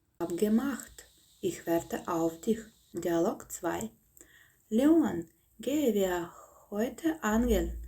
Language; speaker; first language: German; non-native, fluent; Ukrainian